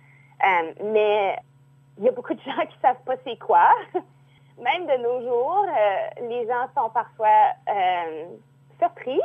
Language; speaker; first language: French; native; French